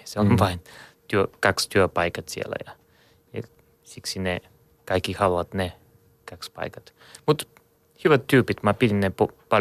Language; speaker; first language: Finnish; non-native, learner; Bulgarian